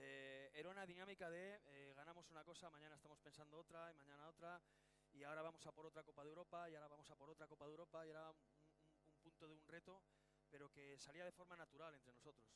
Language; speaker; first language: Spanish; native; Spanish